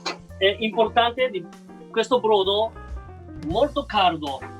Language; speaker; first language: Italian; non-native, learner; Japanese